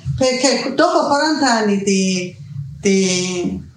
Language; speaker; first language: Italian; non-native, fluent; Persian